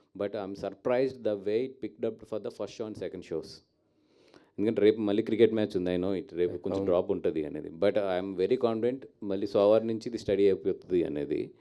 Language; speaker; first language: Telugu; native; Telugu